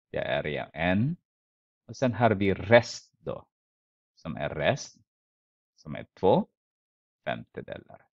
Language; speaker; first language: Swedish; non-native, fluent; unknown